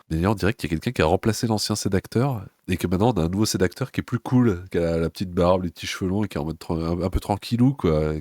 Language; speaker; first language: French; native; French